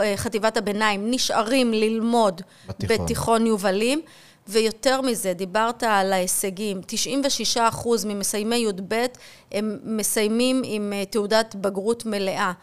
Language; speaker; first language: Hebrew; native; Hebrew